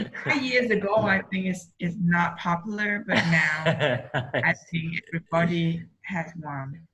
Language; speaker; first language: English; non-native, learner; Vietnamese